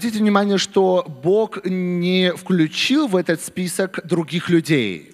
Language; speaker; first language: Russian; native; Russian